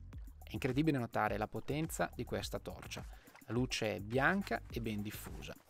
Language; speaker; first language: Italian; native; Italian